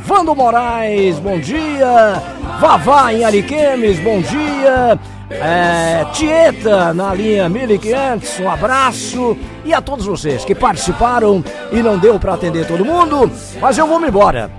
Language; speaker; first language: Portuguese; native; Portuguese